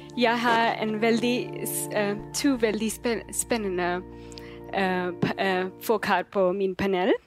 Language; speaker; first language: Norwegian; non-native, learner; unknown